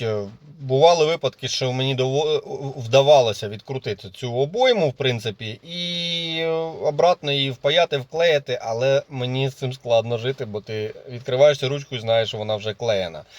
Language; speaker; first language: Ukrainian; native; Ukrainian